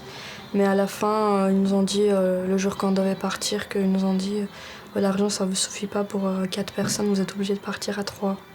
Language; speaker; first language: French; early bilingual, other home language; Georgian